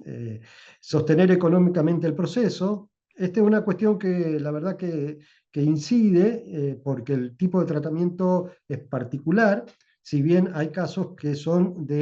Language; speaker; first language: Spanish; native; Spanish